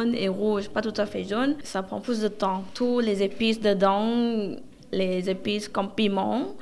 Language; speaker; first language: French; non-native, learner; Thai